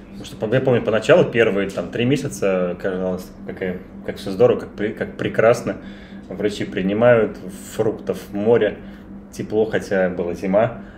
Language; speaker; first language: Russian; native; Russian